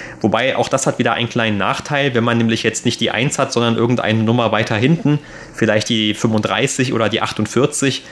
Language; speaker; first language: German; native; German